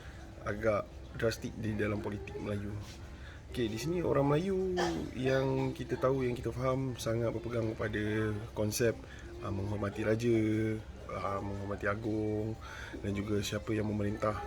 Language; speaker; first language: Malay; native; Malay